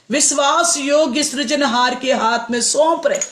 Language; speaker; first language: Hindi; non-native, local second language; Telugu